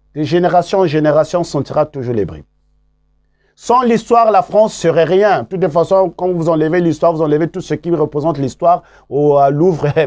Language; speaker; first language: French; non-native, local second language; Kongo